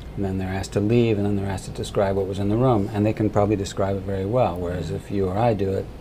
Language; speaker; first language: English; native; English